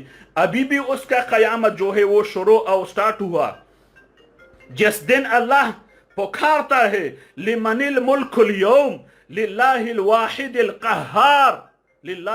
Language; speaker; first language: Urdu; non-native, fluent; Pashto